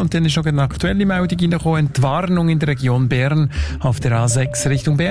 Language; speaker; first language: German; native; German